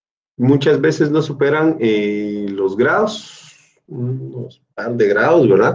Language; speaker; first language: Spanish; native; Spanish